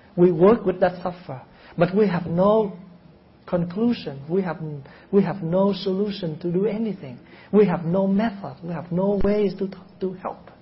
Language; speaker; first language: English; non-native, fluent; Vietnamese